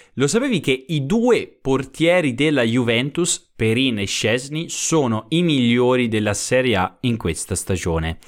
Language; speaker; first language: Italian; native; Italian